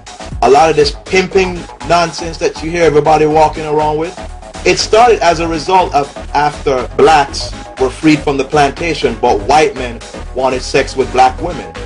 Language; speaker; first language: English; native; English